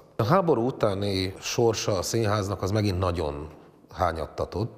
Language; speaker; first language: Hungarian; native; Hungarian